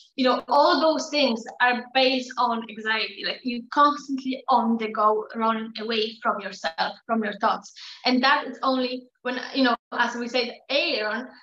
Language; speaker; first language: English; non-native, fluent; Polish